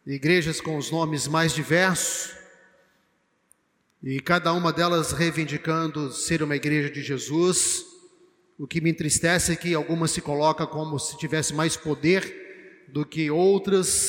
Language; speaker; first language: Portuguese; native; Portuguese